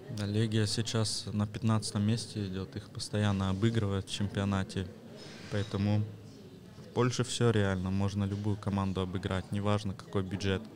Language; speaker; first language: Russian; early bilingual, heritage; Russian